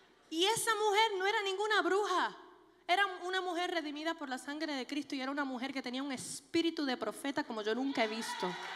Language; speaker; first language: Spanish; early bilingual, other home language; English